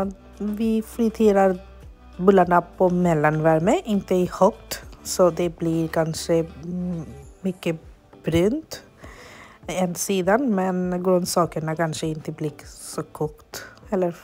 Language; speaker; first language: Swedish; non-native, learner; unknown